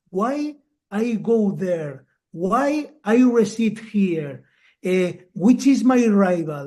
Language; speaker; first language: English; non-native, learner; Spanish